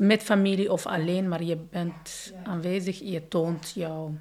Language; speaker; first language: Dutch; non-native, fluent; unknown